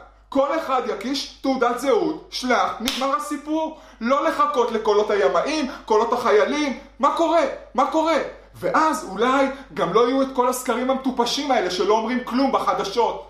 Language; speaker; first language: Hebrew; native; Hebrew